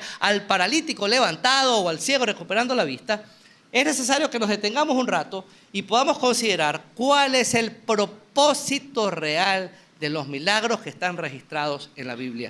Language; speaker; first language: Spanish; native; Spanish